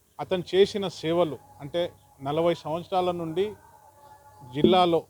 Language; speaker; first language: Telugu; non-native, local second language; Lambadi